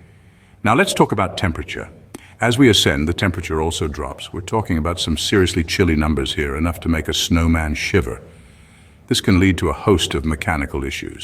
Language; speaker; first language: English; native; English